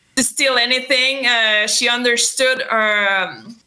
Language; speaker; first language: English; non-native, fluent; French